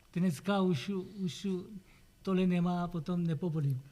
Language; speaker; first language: Czech; non-native, learner; Korean